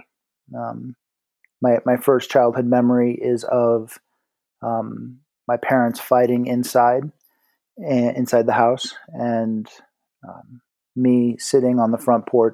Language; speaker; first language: English; native; English